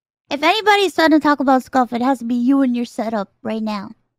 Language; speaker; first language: English; early bilingual, other home language; Spanish